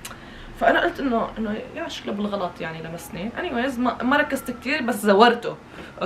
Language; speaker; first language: Arabic; native; Arabic